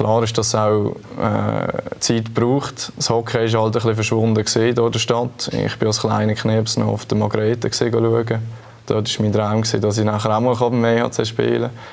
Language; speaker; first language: German; native; German